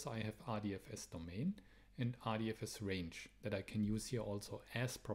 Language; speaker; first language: English; non-native, fluent; German